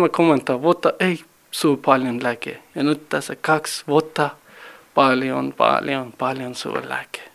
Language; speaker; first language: Finnish; non-native, learner; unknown